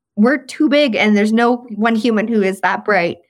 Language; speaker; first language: English; native; English